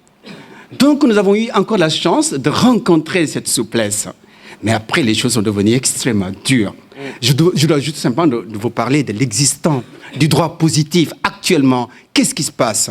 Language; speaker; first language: French; non-native, local second language; Wolof